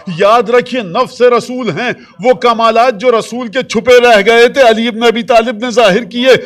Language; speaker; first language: Urdu; native; Urdu